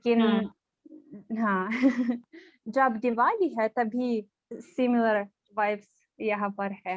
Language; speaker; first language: Hindi; non-native, learner; Russian